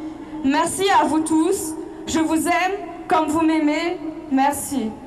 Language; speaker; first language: French; early bilingual, other home language; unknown